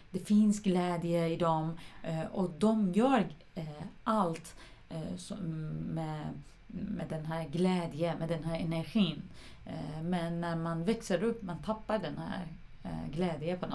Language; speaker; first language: Swedish; non-native, fluent; Persian